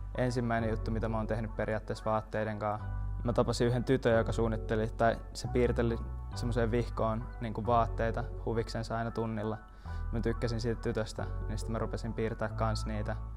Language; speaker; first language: Finnish; native; Finnish